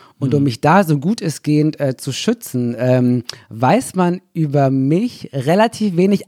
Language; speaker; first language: German; native; German